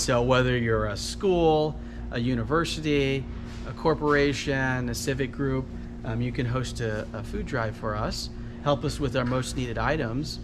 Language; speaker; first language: English; native; English